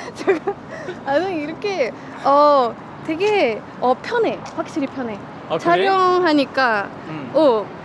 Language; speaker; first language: Korean; non-native, fluent; Estonian